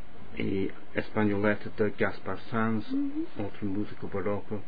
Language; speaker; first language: Spanish; non-native, fluent; English